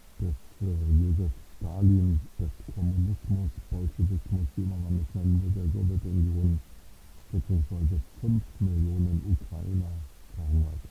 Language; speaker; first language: German; native; German